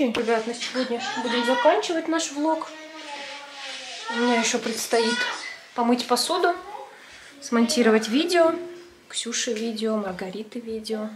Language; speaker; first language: Russian; native; Russian